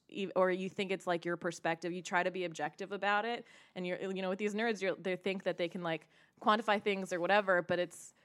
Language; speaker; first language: English; early bilingual, other home language; Hindi